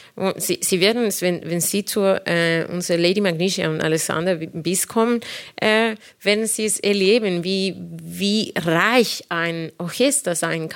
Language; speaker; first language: German; non-native, fluent; Spanish